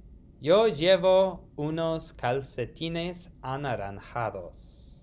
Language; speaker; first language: Spanish; non-native, fluent; English